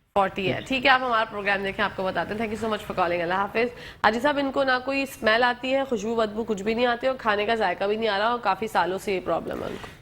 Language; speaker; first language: Urdu; native; Urdu